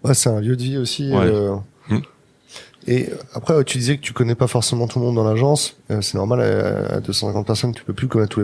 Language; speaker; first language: French; native; French